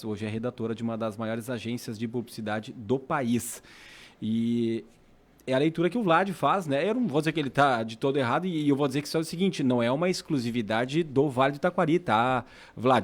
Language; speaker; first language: Portuguese; native; Portuguese